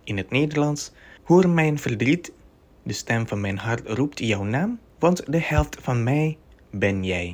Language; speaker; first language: Dutch; non-native, fluent; Indonesian